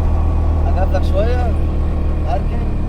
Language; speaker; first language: Arabic; native; Arabic